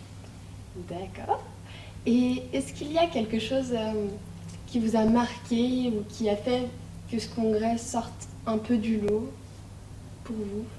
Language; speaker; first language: French; native; French